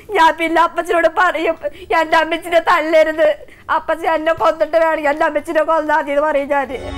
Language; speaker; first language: Malayalam; native; Malayalam